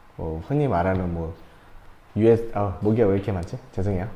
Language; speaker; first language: Korean; native; Korean